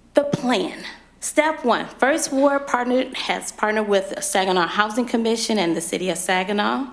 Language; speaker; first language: English; native; English